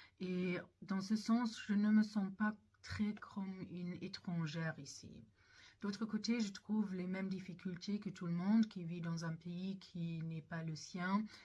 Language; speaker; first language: French; non-native, fluent; German